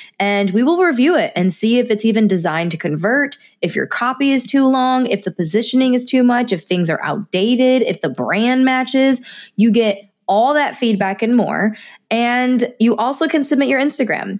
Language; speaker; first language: English; native; English